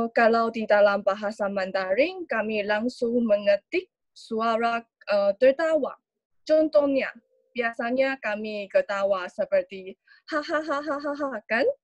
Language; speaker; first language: Indonesian; non-native, learner; Chinese